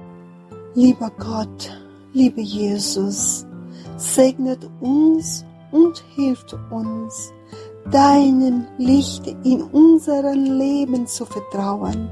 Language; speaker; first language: German; non-native, fluent; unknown